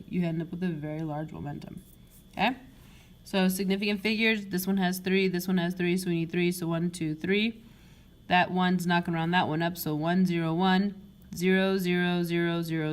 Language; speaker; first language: English; native; English